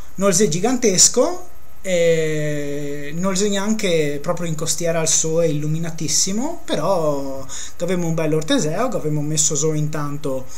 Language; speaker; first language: Italian; non-native, local second language; Venetian